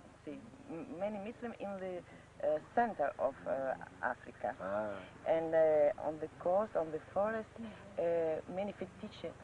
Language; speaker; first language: English; non-native, learner; French